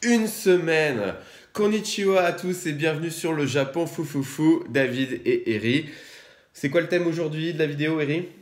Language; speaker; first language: French; native; French